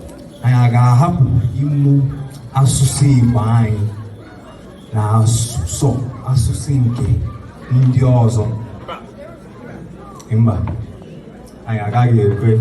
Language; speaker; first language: Igbo; early bilingual, heritage; Igbo